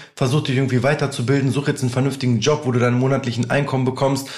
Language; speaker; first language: German; native; German